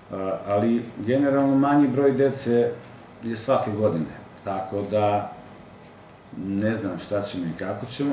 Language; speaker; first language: Serbian; native; Serbian